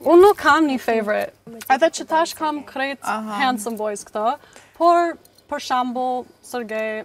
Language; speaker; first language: Albanian; non-native, learner; English